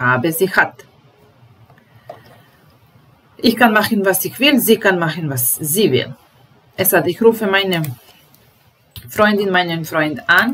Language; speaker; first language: German; non-native, fluent; Serbian